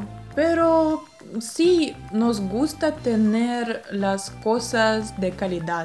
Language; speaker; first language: Spanish; non-native, fluent; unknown